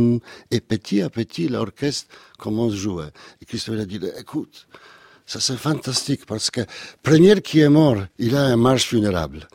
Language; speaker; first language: French; non-native, learner; Polish